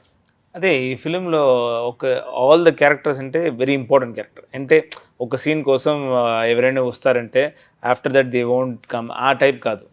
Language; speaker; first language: Telugu; non-native, learner; Tamil